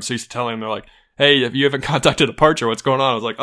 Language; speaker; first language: English; native; English